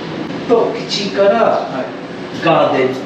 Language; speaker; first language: Japanese; non-native, learner; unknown